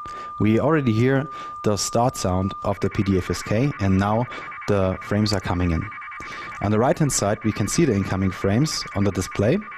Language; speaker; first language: English; non-native, fluent; German